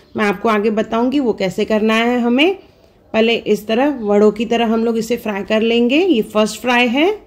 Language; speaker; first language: Hindi; non-native, local second language; Sindhi